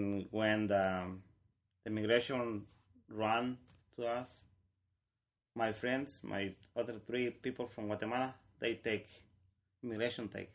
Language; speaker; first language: English; non-native, learner; Spanish